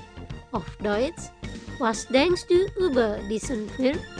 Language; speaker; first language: German; non-native, fluent; Indonesian